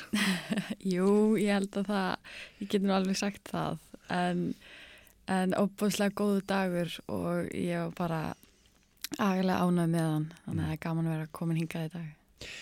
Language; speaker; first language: Icelandic; native; Icelandic